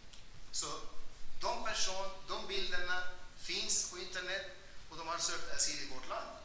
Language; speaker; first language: Swedish; non-native, fluent; Arabic